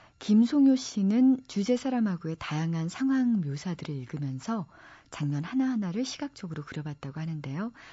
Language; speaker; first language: Korean; native; Korean